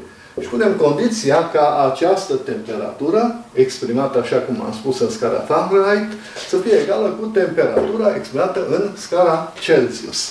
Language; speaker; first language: Romanian; native; Romanian